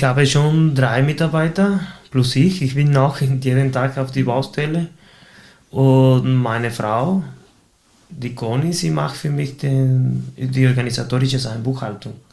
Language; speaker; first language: German; non-native, fluent; Spanish